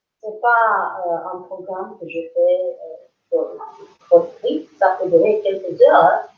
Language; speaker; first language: French; non-native, learner; English